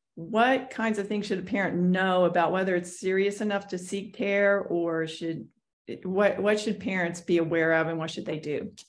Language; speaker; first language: English; native; English